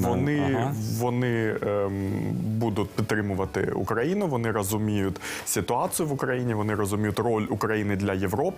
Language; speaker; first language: Ukrainian; early bilingual, heritage; Ukrainian